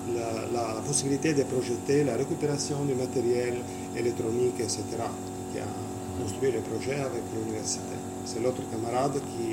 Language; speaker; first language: French; non-native, fluent; Italian